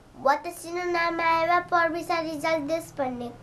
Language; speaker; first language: Japanese; non-native, learner; Nepali